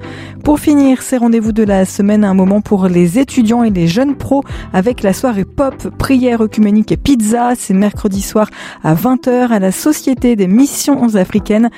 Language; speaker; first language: French; native; French